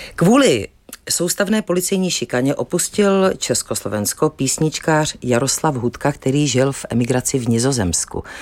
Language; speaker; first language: Czech; native; Czech